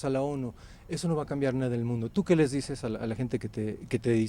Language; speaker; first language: Spanish; native; Spanish